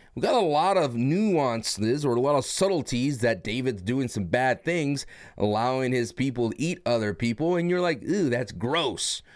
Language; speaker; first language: English; native; English